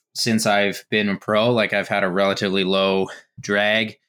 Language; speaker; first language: English; native; English